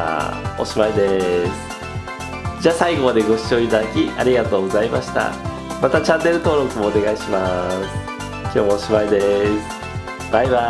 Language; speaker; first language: Japanese; native; Japanese